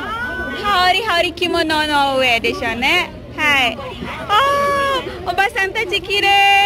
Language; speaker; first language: Japanese; non-native, learner; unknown